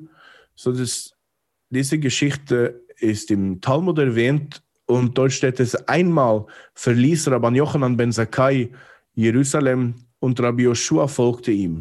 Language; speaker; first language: German; non-native, fluent; English